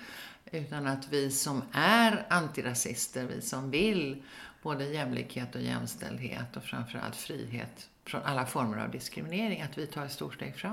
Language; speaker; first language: Swedish; native; Swedish